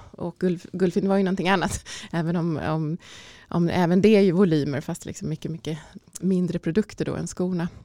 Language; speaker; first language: Swedish; native; Swedish